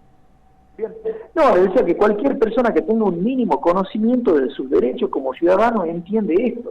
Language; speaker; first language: Spanish; native; Spanish